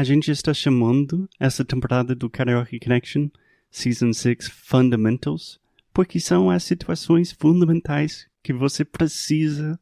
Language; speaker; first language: Portuguese; non-native, fluent; English